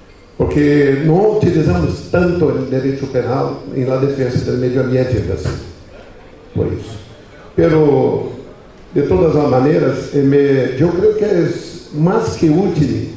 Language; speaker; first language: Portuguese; non-native, learner; Spanish